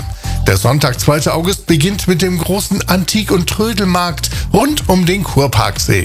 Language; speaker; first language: German; native; German